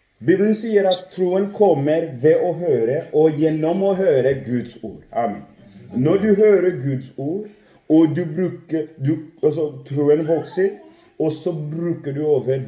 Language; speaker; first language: Norwegian; non-native, fluent; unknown